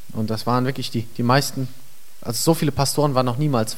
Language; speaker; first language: German; native; German